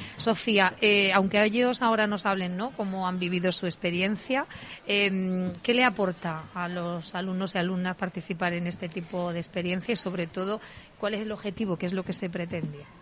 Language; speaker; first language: Spanish; native; Spanish